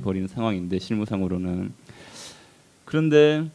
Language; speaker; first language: Korean; native; Korean